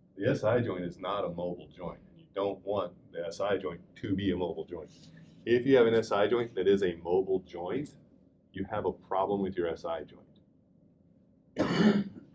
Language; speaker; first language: English; native; English